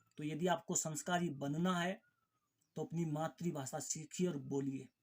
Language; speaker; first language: Hindi; native; Hindi